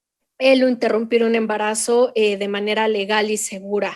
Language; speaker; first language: Spanish; native; Spanish